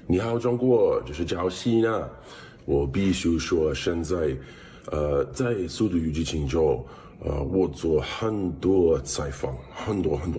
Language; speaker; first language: Chinese; non-native, learner; English